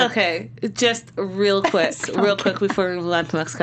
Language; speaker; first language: English; native; English